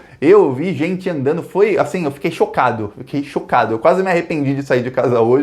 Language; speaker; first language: Portuguese; native; Portuguese